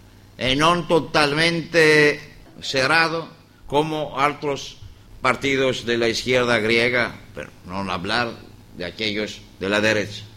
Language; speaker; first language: Spanish; non-native, learner; Greek